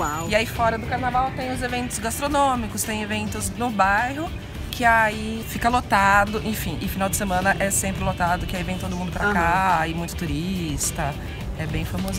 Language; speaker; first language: Portuguese; native; Portuguese